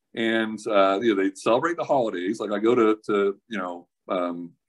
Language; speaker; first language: English; native; English